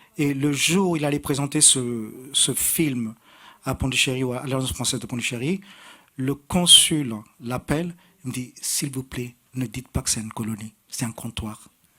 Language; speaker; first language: French; native; French